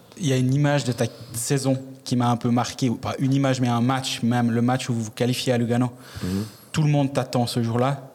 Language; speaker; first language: French; native; French